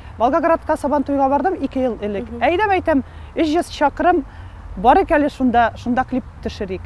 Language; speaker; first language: Tatar; non-native, local second language; Russian